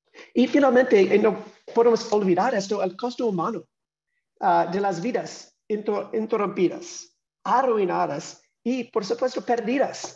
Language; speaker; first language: Spanish; non-native, fluent; English